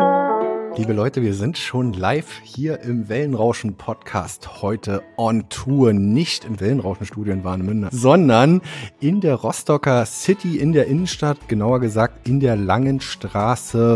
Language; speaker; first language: German; native; German